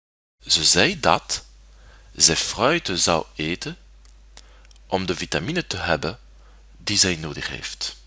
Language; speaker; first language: Dutch; non-native, fluent; French